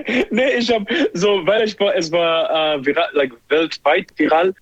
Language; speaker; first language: German; non-native, learner; English